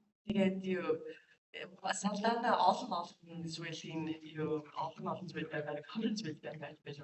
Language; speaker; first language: Mongolian; non-native, learner; English